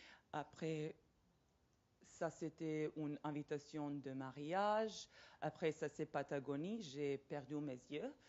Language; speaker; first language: French; non-native, fluent; Serbian